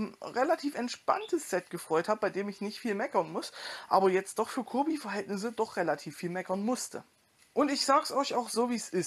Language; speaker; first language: German; native; German